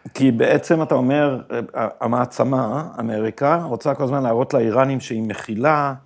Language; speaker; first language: Hebrew; native; Hebrew